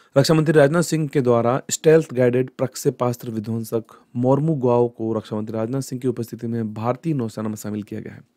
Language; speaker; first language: Hindi; native; Hindi